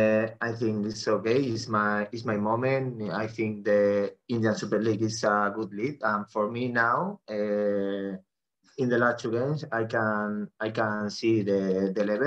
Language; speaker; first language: English; non-native, fluent; Spanish